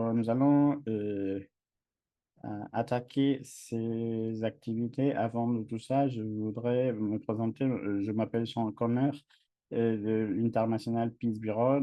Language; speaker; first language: French; non-native, fluent; English